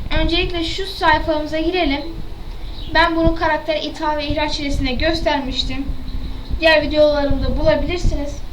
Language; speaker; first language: Turkish; native; Turkish